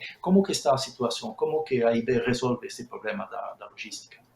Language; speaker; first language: Portuguese; non-native, fluent; Spanish